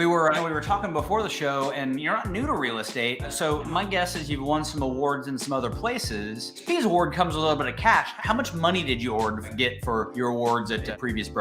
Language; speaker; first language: English; native; English